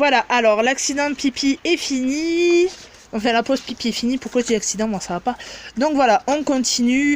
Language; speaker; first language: French; native; French